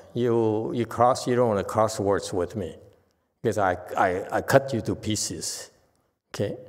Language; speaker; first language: English; non-native, fluent; Vietnamese